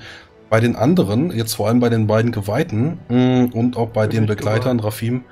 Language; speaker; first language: German; native; German